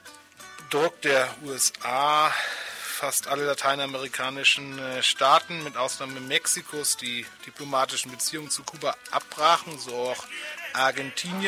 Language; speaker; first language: German; native; German